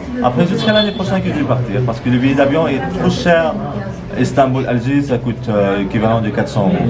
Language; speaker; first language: French; non-native, local second language; Kabyle